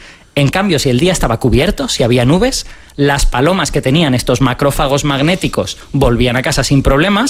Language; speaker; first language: Spanish; native; Spanish